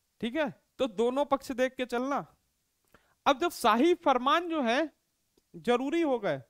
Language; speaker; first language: Hindi; native; Hindi